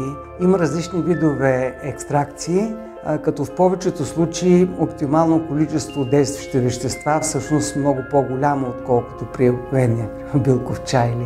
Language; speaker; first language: Bulgarian; native; Bulgarian